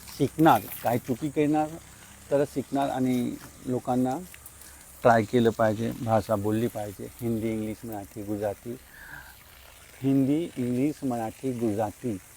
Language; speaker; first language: Marathi; non-native, local second language; Hindi